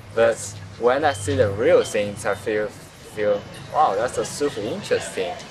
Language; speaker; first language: English; non-native, learner; Chinese